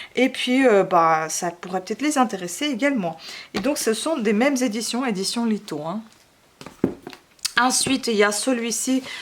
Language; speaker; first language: French; non-native, fluent; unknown